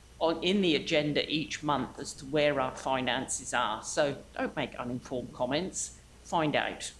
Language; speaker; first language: English; native; English